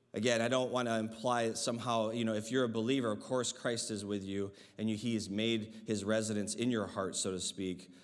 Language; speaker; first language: English; native; English